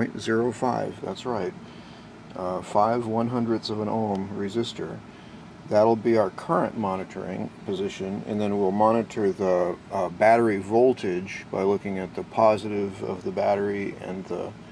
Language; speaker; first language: English; native; English